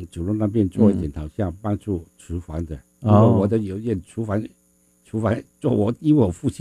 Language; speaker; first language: Chinese; non-native, fluent; Min Nan Chinese